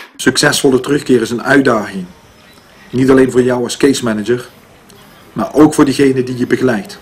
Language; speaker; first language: Dutch; native; Dutch